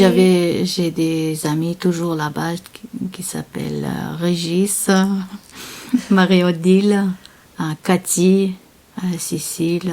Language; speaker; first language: French; non-native, learner; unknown